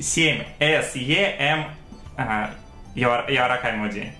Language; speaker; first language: Japanese; non-native, fluent; Russian